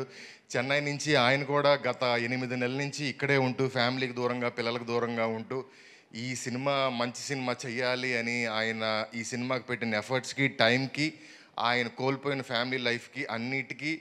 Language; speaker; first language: Telugu; native; Telugu